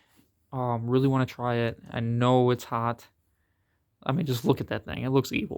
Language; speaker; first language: English; native; English